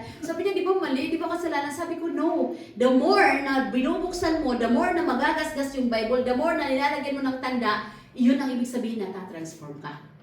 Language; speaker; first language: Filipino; non-native, local second language; Cebuano